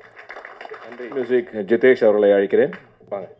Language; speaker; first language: Tamil; native; Tamil